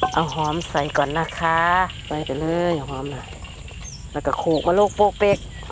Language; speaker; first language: Thai; native; Thai